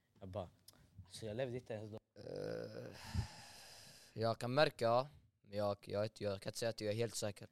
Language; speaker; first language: Swedish; early bilingual, other home language; Arabic